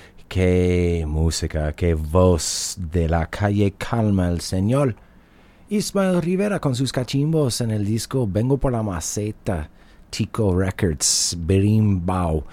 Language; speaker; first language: Spanish; native; Spanish